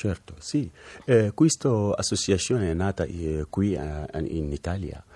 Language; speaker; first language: Italian; non-native, learner; Fula